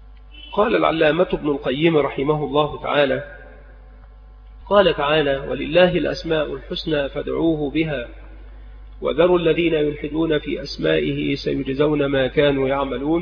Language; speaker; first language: Arabic; native; Arabic